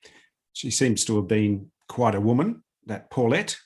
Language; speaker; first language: English; native; English